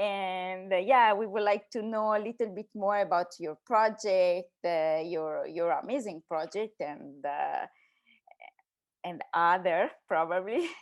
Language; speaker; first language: English; non-native, learner; Italian